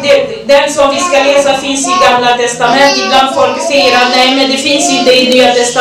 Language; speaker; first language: Swedish; non-native, learner; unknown